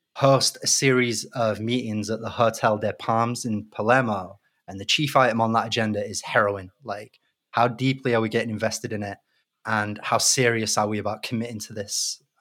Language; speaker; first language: English; native; English